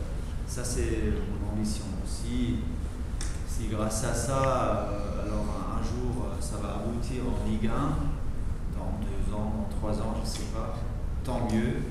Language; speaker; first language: French; non-native, fluent; German